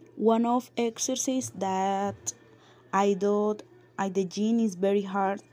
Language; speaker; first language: English; non-native, learner; Spanish